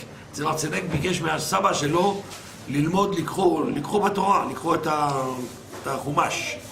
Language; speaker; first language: Hebrew; non-native, fluent; French